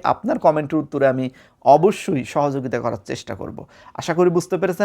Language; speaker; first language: Bangla; native; Bangla